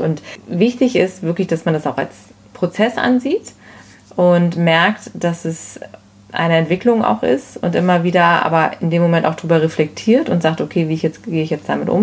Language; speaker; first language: German; native; German